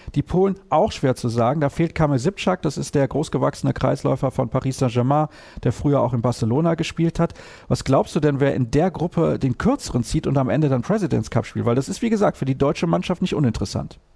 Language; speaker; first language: German; native; German